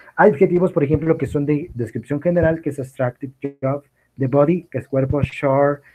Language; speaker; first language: English; non-native, learner; Spanish